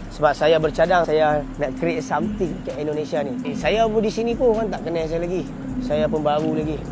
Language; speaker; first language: Malay; native; Malay